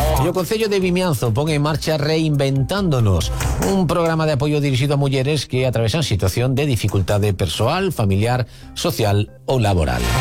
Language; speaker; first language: Galician; native; Galician